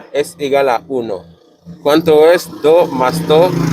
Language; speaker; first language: Spanish; non-native, fluent; Haitian Creole